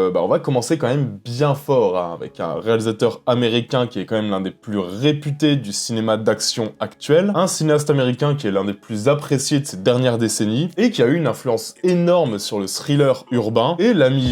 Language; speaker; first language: French; native; French